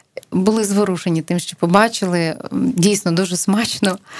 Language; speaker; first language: Ukrainian; native; Ukrainian